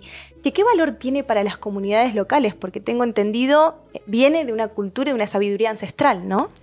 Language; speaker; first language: Spanish; native; Spanish